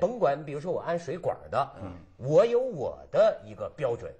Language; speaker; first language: Chinese; native; Chinese